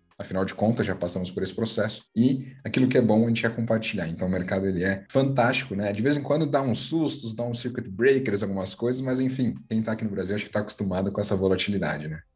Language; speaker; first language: Portuguese; native; Portuguese